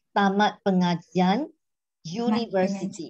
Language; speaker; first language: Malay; non-native, local second language; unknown